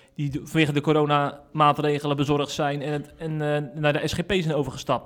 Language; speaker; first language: Dutch; native; Dutch